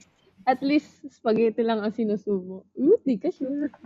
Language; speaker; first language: Filipino; native; Filipino